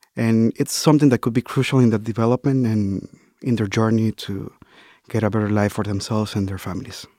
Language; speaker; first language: English; non-native, fluent; Spanish